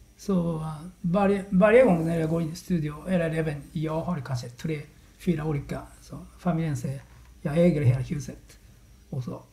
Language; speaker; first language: Swedish; non-native, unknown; Japanese